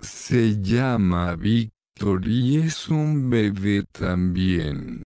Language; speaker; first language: Spanish; non-native, learner; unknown